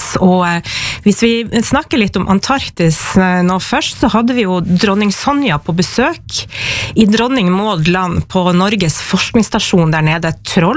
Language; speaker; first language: Norwegian; native; Norwegian